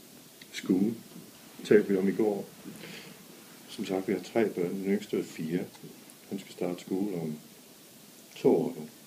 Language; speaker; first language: Danish; non-native, fluent; English